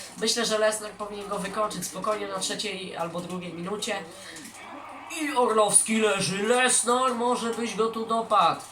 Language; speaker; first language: Polish; native; Polish